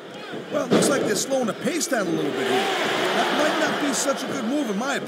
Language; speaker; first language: English; native; English